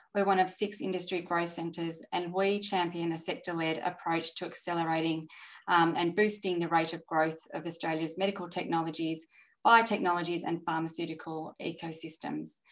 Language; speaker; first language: English; native; English